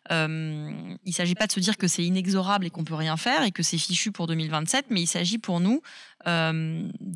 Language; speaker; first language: French; native; French